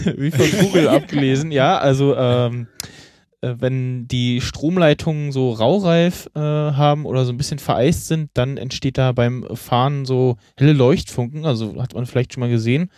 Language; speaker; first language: German; native; German